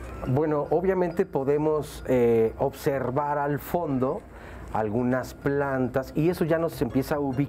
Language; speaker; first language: Spanish; native; Spanish